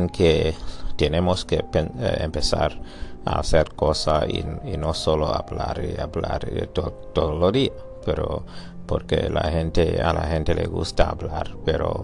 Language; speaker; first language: Spanish; non-native, learner; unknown